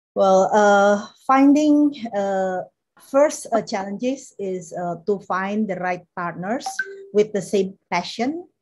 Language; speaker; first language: English; non-native, fluent; Indonesian